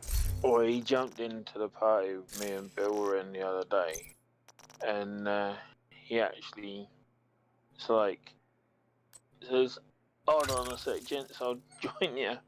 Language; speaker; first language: English; native; English